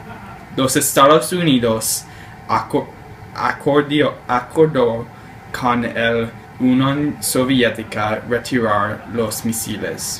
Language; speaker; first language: Spanish; non-native, learner; English